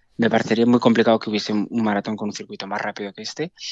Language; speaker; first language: Spanish; early bilingual, other home language; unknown